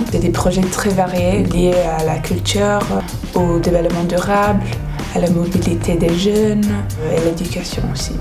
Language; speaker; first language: French; non-native, fluent; English